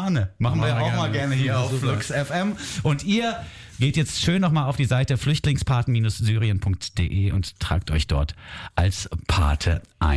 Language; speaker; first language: German; native; German